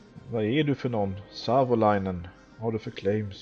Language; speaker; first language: Swedish; native; Swedish